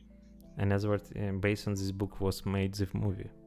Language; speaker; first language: English; non-native, learner; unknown